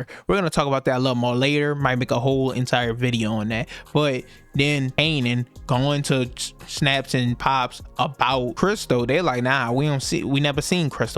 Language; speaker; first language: English; native; English